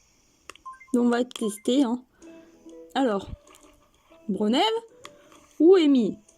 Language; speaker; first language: French; native; French